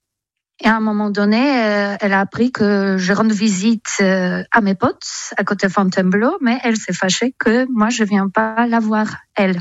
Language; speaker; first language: French; non-native, fluent; Polish